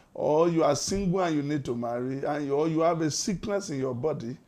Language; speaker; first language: English; non-native, local second language; Yoruba